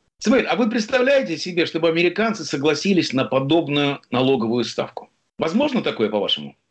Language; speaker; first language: Russian; native; Russian